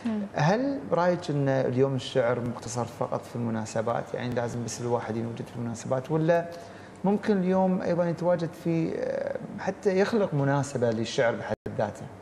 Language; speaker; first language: Arabic; native; Arabic